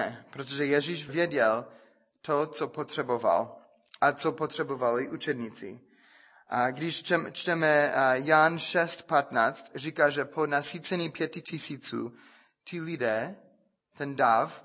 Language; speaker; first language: Czech; non-native, fluent; English